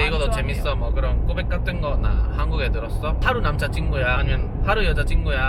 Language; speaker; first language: Korean; non-native, learner; Spanish